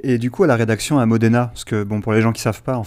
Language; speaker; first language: French; native; French